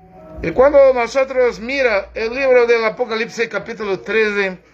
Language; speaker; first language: Spanish; non-native, learner; Portuguese